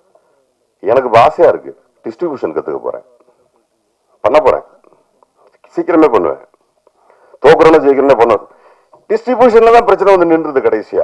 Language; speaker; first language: Tamil; native; Tamil